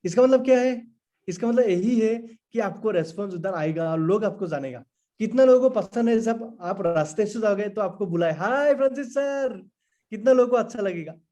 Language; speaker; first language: Hindi; non-native, local second language; Assamese